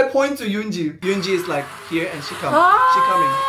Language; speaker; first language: English; non-native, fluent; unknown